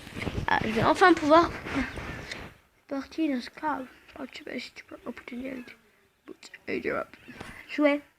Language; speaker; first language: French; native; French